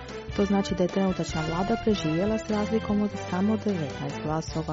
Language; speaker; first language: Croatian; native; Croatian